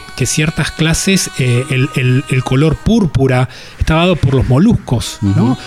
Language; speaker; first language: Spanish; native; Spanish